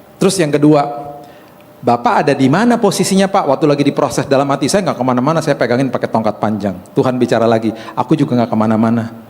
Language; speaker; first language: Indonesian; native; Indonesian